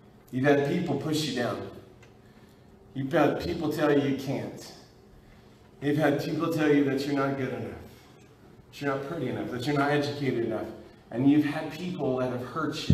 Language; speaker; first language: English; native; English